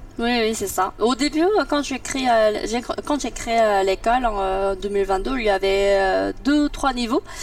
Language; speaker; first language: French; non-native, fluent; Korean